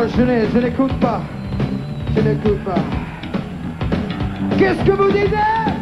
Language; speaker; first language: French; non-native, learner; English